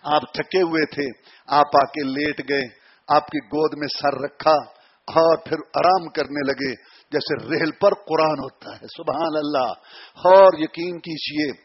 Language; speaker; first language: Urdu; non-native, local second language; Punjabi